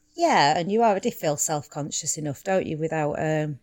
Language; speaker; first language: English; native; English